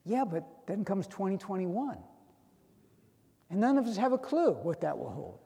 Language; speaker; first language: English; native; English